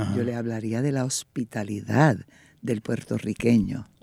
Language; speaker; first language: Spanish; native; Spanish